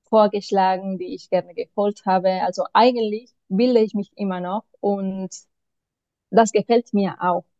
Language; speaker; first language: German; non-native, fluent; Spanish